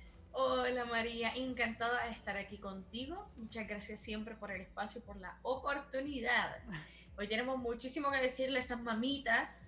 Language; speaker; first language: Spanish; native; Spanish